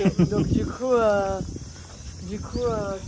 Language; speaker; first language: French; native; French